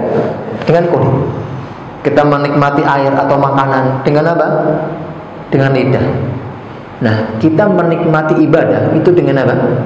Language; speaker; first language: Indonesian; native; Indonesian